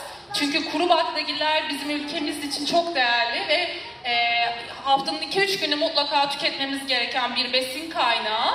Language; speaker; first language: Turkish; native; Turkish